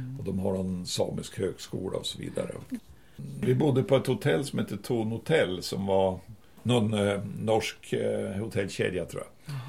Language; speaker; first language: Swedish; native; Swedish